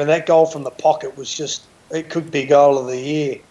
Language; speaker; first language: English; native; English